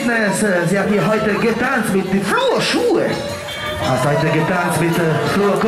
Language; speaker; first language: German; non-native, learner; Italian